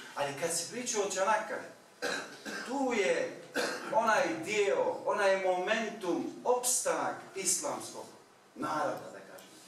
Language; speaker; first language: Bosnian; non-native, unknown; Turkish